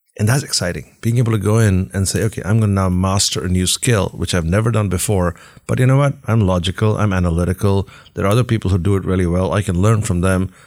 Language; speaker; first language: English; non-native, local second language; Hindi